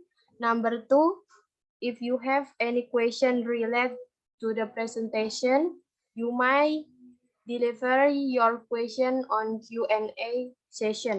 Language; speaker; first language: English; non-native, learner; Indonesian